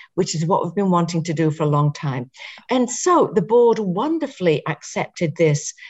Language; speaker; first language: English; native; English